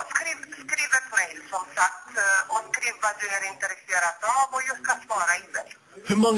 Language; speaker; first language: Swedish; non-native, fluent; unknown